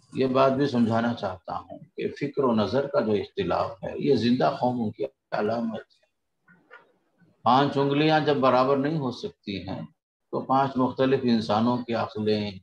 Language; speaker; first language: Urdu; native; Urdu